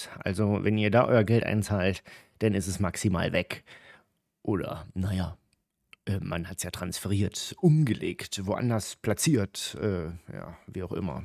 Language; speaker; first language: German; native; German